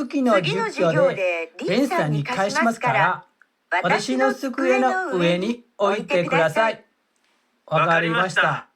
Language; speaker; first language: Japanese; non-native, learner; Burmese